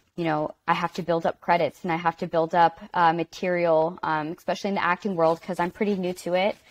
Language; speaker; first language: English; native; English